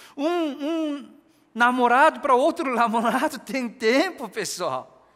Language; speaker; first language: Portuguese; non-native, fluent; Korean